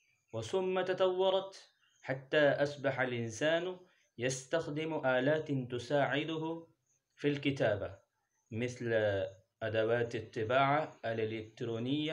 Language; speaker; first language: Arabic; non-native, fluent; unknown